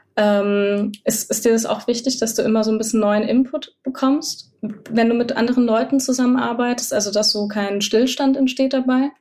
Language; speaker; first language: German; native; German